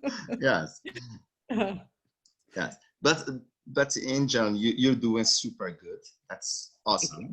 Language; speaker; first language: English; non-native, fluent; Arabic